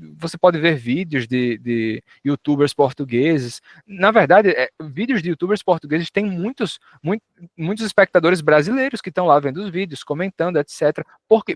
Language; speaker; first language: Portuguese; native; Portuguese